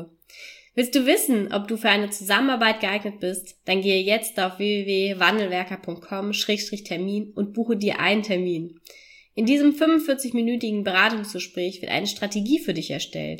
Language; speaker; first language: German; native; German